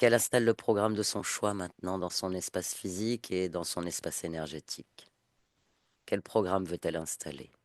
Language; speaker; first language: French; native; French